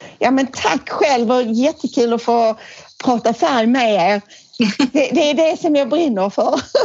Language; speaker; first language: Swedish; native; Swedish